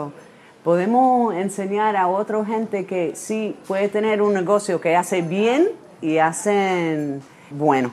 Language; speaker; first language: Spanish; non-native, fluent; English